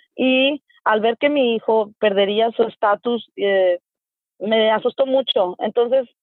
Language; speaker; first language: Spanish; native; Spanish